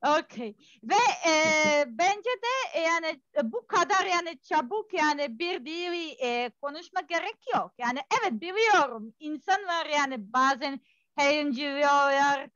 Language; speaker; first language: Turkish; non-native, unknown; Serbian